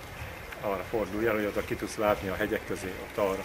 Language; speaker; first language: Hungarian; native; Hungarian